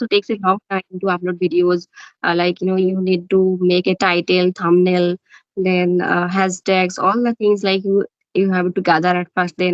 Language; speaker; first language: English; non-native, learner; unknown